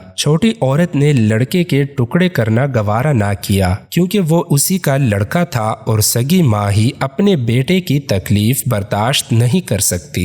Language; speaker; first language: Urdu; native; Urdu